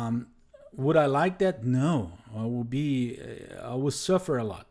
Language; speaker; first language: English; non-native, fluent; Portuguese